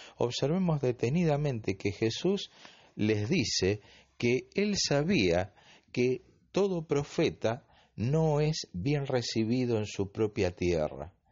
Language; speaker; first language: Spanish; native; Spanish